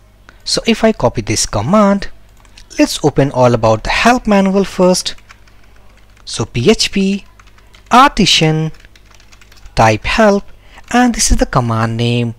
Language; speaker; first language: English; non-native, local second language; Hindi